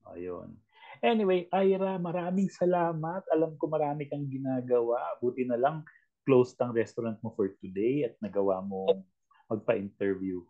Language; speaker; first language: Filipino; native; Filipino